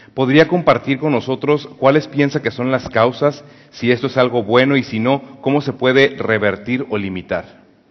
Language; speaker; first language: Spanish; native; Spanish